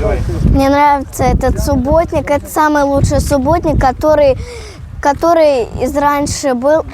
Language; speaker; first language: Russian; non-native, fluent; Azerbaijani